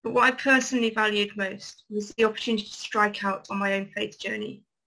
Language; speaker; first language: English; native; English